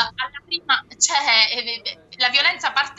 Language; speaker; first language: Italian; native; Italian